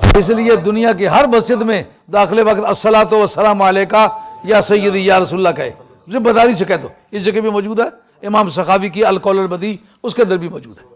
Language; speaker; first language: Urdu; non-native, local second language; Punjabi